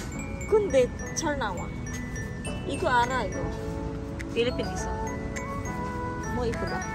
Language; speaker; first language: Korean; non-native, learner; Filipino